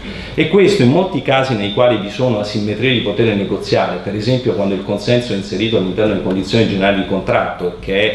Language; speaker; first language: Italian; native; Italian